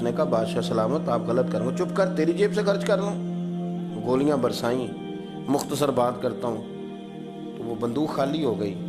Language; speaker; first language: Urdu; non-native, local second language; Punjabi